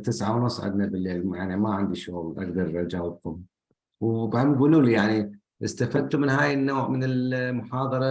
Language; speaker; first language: Arabic; native; Arabic